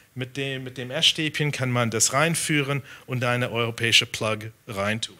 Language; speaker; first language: German; non-native, fluent; English